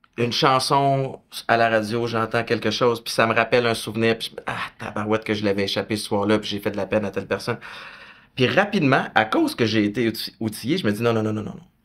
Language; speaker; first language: French; native; French